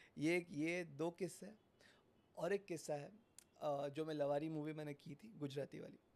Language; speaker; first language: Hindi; non-native, local second language; Marathi